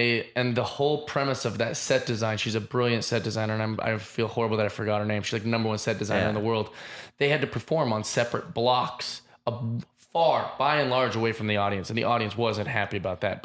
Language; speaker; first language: English; native; English